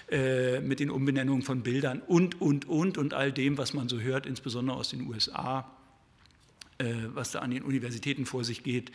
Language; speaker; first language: German; native; German